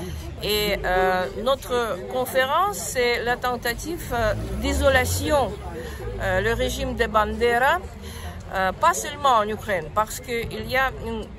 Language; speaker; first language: French; non-native, fluent; Russian